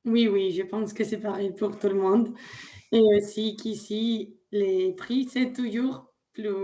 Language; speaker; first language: French; non-native, learner; Spanish